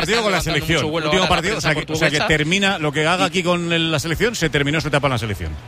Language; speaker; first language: Spanish; native; Spanish